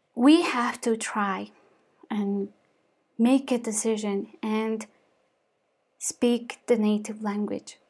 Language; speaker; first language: English; non-native, fluent; Mongolian